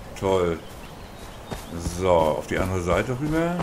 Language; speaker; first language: German; native; German